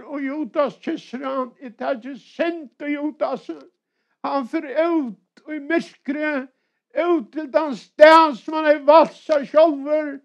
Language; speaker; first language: Swedish; non-native, learner; Faroese